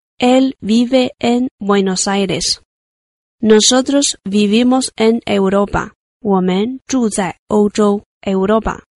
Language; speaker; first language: Spanish; non-native, fluent; Chinese